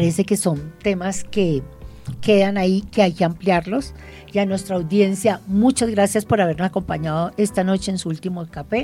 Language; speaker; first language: Spanish; native; Spanish